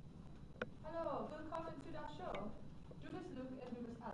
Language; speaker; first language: German; non-native, learner; English